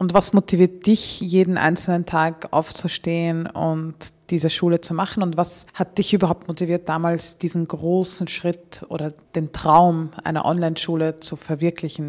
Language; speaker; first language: German; early bilingual, other home language; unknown